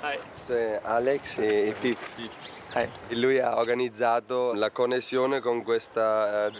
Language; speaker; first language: Italian; non-native, fluent; German